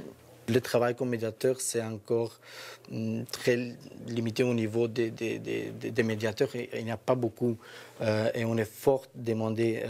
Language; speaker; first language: French; non-native, fluent; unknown